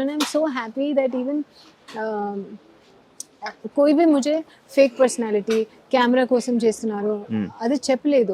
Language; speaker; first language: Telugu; non-native, learner; Hindi